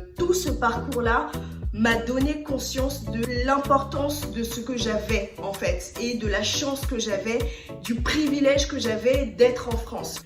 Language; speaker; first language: French; early bilingual, other home language; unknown